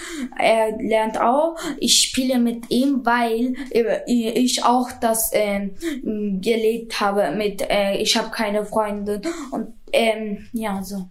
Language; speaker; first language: German; non-native, learner; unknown